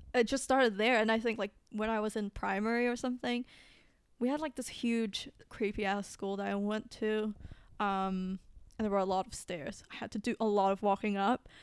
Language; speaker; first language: English; early bilingual, other home language; Filipino